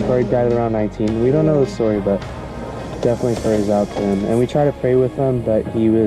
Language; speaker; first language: English; early bilingual, other home language; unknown